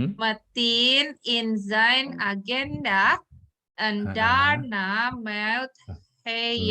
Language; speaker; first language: Dutch; non-native, learner; Indonesian